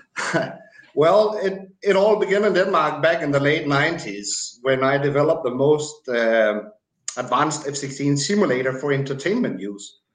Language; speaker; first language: English; non-native, fluent; Danish